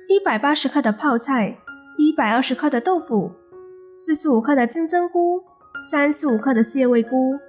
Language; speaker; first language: Chinese; native; Chinese